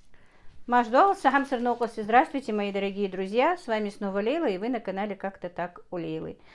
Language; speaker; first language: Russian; non-native, local second language; Chechen